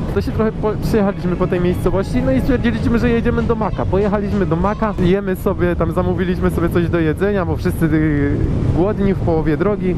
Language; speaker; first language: Polish; native; Polish